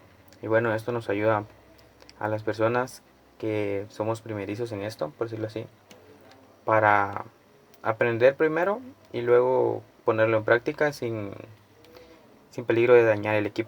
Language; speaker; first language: Spanish; native; Spanish